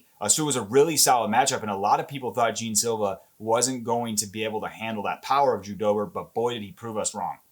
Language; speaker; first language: English; native; English